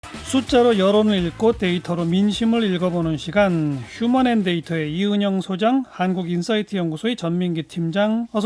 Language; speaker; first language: Korean; native; Korean